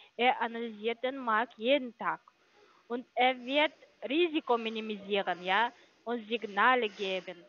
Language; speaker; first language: German; non-native, learner; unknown